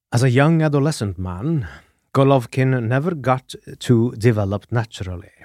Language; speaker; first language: English; non-native, fluent; Norwegian